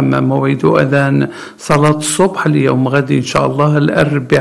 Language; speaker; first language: Arabic; native; Arabic